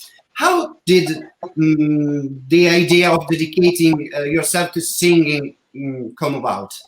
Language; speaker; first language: English; non-native, learner; Italian